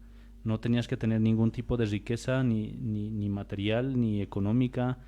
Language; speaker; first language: Spanish; native; Spanish